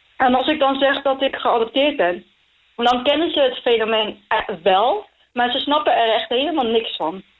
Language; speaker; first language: Dutch; early bilingual, other home language; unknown